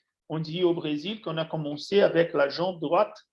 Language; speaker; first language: French; non-native, fluent; Portuguese